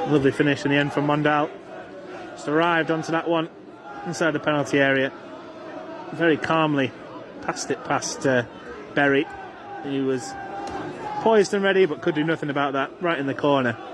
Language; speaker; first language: English; native; English